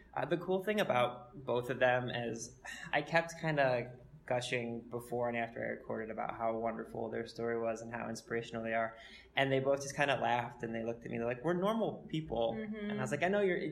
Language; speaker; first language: English; native; English